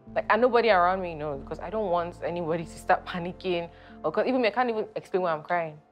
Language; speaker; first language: English; non-native, local second language; Yoruba